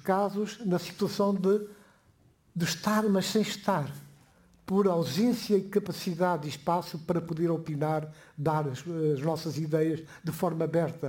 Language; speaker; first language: Portuguese; non-native, fluent; Upper Guinea Crioulo